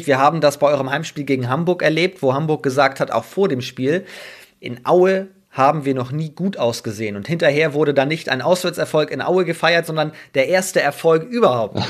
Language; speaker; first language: German; native; German